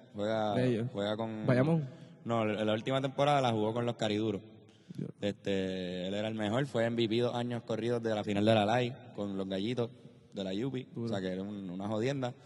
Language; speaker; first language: Spanish; native; Spanish